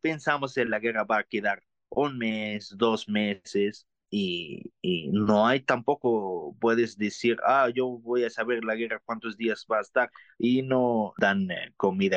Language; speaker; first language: Spanish; non-native, learner; Arabic